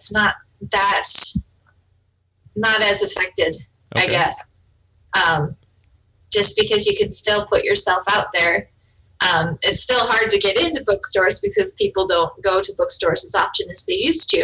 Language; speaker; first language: English; non-native, fluent; German